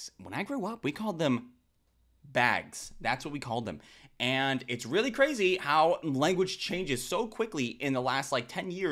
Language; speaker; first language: English; native; English